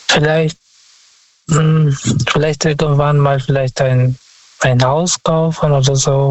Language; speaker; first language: German; non-native, fluent; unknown